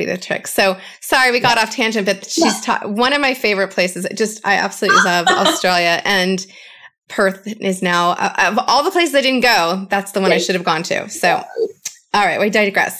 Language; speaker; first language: English; native; English